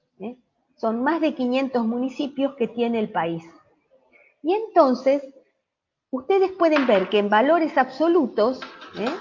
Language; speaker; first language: Spanish; native; Spanish